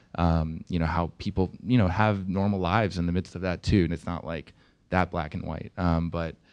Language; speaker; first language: English; native; English